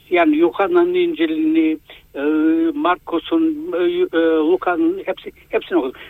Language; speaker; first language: Turkish; native; Turkish